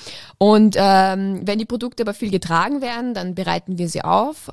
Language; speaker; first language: German; native; German